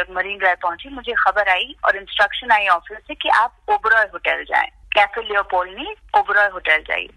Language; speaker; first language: Hindi; native; Hindi